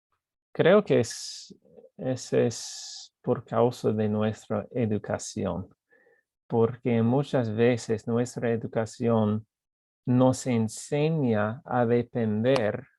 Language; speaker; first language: Spanish; non-native, fluent; English